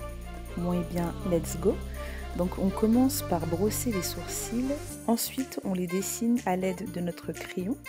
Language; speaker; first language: French; native; French